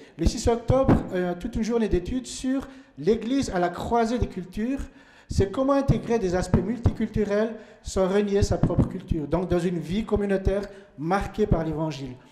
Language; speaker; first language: French; non-native, local second language; Malagasy